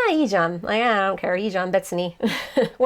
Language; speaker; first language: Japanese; non-native, fluent; English